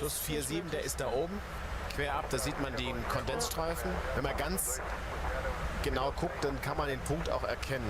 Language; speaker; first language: German; native; German